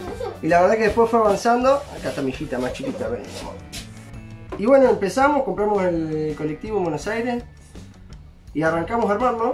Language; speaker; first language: Spanish; native; Spanish